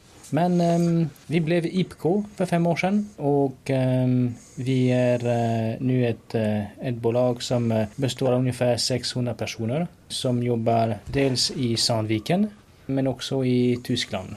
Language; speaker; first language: Swedish; non-native, fluent; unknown